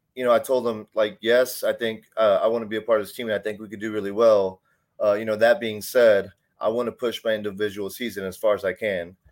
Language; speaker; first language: English; native; English